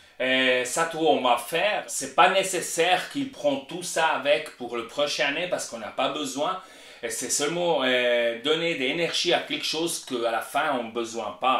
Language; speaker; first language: French; non-native, learner; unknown